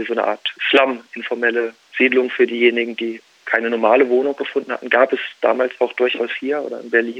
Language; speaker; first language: German; native; German